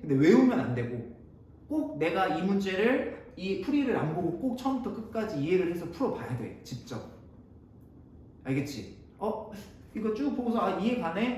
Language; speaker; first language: Korean; native; Korean